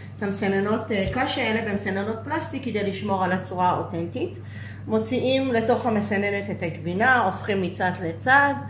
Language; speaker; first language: Hebrew; non-native, local second language; Adyghe